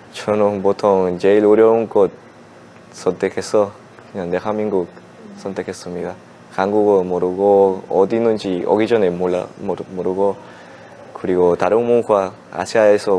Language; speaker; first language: Korean; non-native, learner; Spanish